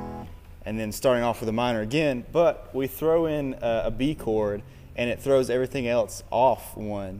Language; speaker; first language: English; native; English